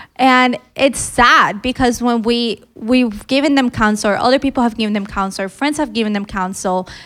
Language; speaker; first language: English; early bilingual, other home language; Filipino